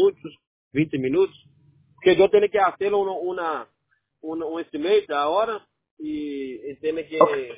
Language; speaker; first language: Spanish; non-native, learner; Portuguese